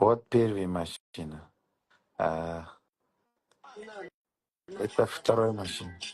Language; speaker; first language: Russian; non-native, learner; Uzbek